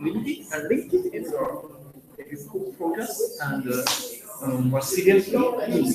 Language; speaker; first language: English; non-native, learner; Japanese